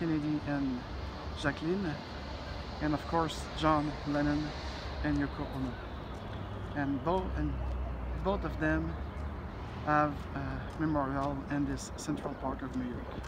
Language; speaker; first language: English; non-native, fluent; French